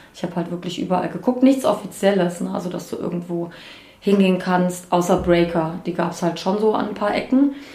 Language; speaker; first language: German; native; German